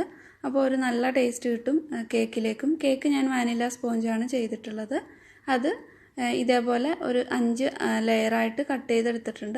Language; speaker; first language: Malayalam; native; Malayalam